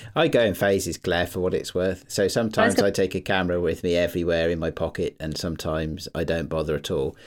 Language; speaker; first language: English; native; English